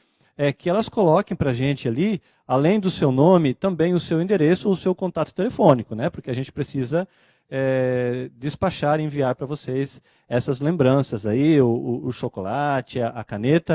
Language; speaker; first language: Portuguese; native; Portuguese